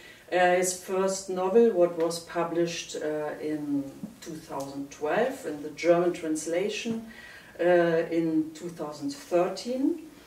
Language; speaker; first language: English; non-native, fluent; German